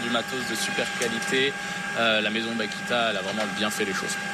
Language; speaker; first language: French; native; French